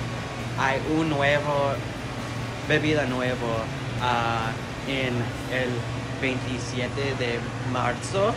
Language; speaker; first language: Spanish; non-native, learner; English